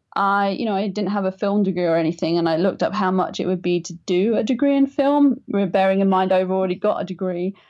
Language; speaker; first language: English; native; English